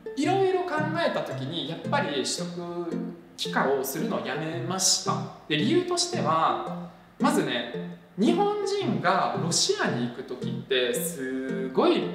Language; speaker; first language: Japanese; early bilingual, other home language; Russian